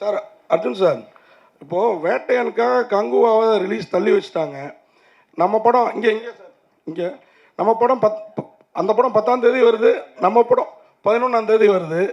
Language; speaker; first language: Tamil; native; Tamil